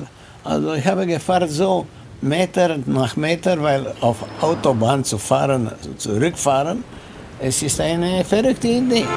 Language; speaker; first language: German; non-native, learner; Romanian